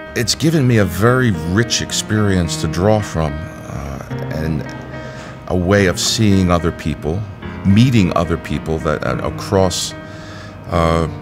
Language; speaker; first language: English; native; English